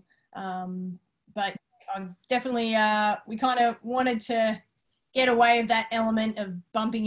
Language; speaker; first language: English; native; English